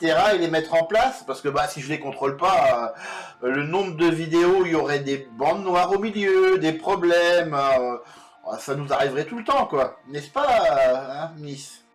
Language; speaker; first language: French; native; French